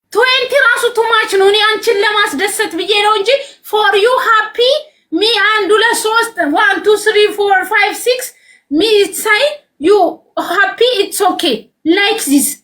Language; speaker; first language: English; non-native, learner; Amharic